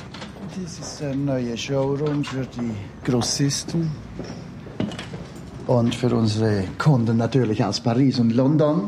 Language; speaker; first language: German; native; German